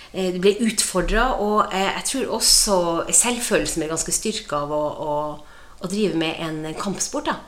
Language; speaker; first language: Norwegian; native; Norwegian